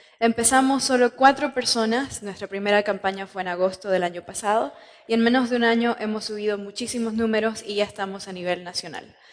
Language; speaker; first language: Spanish; native; Spanish